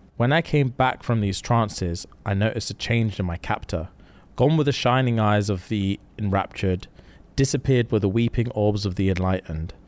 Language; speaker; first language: English; native; English